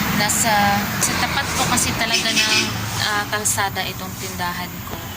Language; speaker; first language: Filipino; non-native, local second language; Cebuano